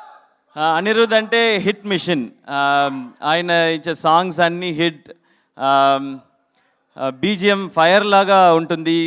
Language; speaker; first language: Telugu; non-native, learner; Tamil